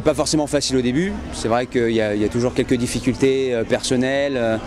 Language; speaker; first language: French; native; French